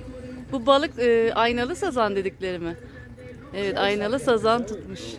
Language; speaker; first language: Turkish; native; Turkish